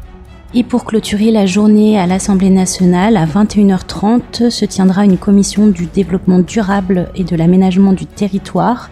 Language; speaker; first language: French; native; French